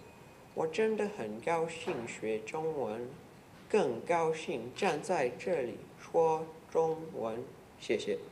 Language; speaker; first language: Chinese; non-native, learner; English